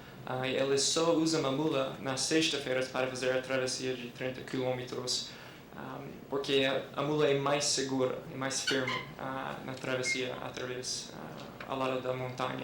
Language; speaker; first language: Portuguese; non-native, fluent; English